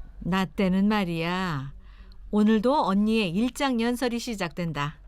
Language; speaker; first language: Korean; native; Korean